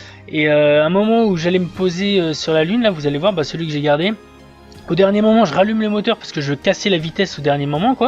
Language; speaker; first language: French; native; French